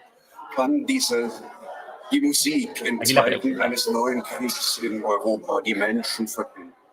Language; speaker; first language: German; native; German